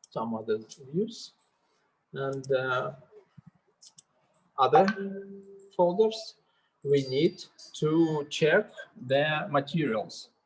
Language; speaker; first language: English; non-native, learner; Russian